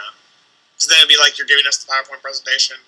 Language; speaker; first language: English; native; English